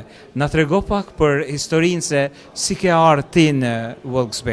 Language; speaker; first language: Albanian; native; Albanian